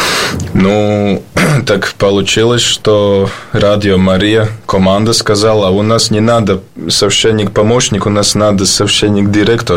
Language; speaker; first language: Russian; non-native, learner; Latvian